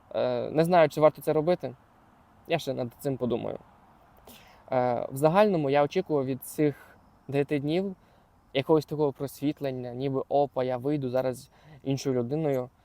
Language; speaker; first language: Ukrainian; non-native, local second language; Russian